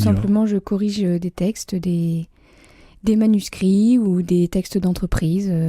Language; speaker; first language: French; native; French